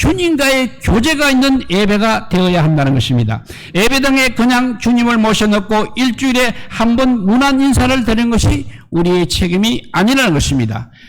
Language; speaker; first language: Korean; native; Korean